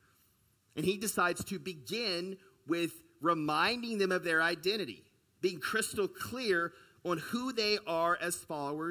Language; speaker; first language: English; native; English